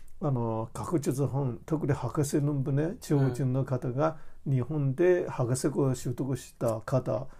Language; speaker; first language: Japanese; non-native, fluent; Chinese